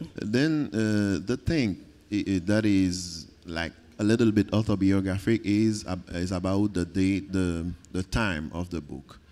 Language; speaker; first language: English; non-native, learner; Haitian Creole